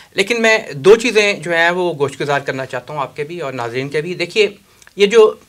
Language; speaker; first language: Urdu; native; Urdu